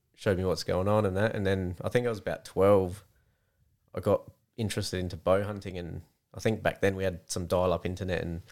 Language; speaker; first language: English; native; English